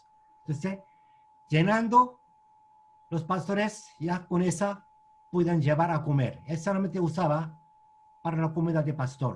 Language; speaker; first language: Spanish; non-native, learner; Korean